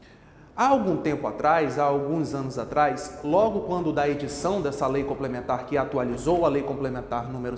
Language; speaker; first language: Portuguese; native; Portuguese